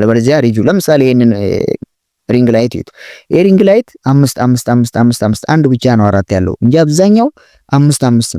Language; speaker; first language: Amharic; native; Amharic